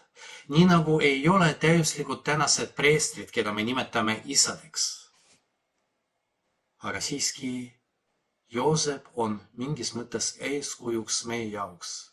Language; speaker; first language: Estonian; non-native, fluent; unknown